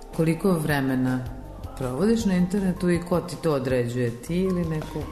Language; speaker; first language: Serbian; native; Serbian